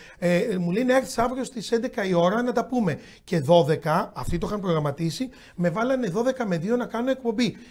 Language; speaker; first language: Greek; native; Greek